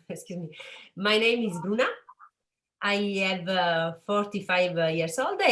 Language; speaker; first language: English; non-native, learner; Italian